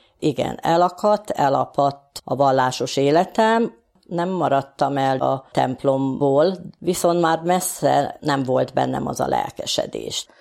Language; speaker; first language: Hungarian; native; Hungarian